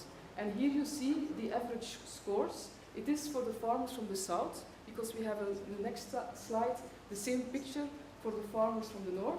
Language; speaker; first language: English; non-native, fluent; Dutch